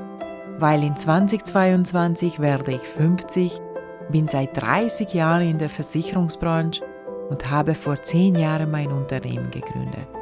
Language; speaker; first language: German; non-native, fluent; Hungarian